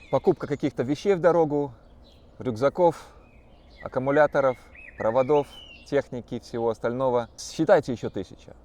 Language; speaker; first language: Russian; native; Russian